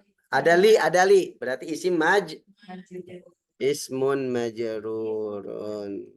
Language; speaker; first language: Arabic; non-native, fluent; Indonesian